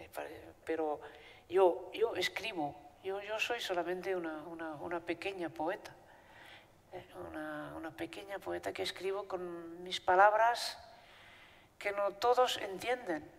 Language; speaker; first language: Spanish; non-native, fluent; Basque